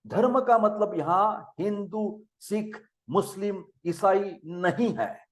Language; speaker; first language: Hindi; non-native, local second language; Marathi